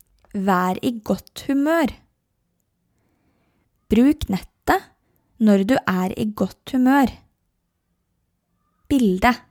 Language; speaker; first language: Norwegian; native; Norwegian